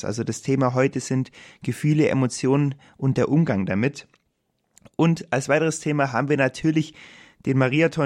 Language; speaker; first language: German; native; German